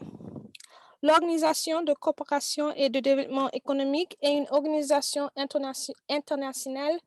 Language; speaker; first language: French; non-native, learner; English